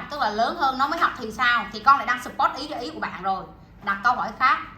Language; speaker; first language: Vietnamese; native; Vietnamese